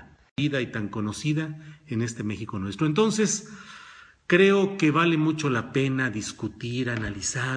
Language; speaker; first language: Spanish; native; Spanish